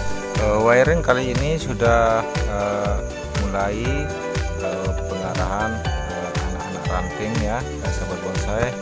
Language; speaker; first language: Indonesian; native; Indonesian